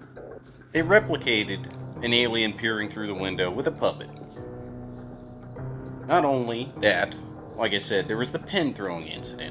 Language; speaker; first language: English; native; English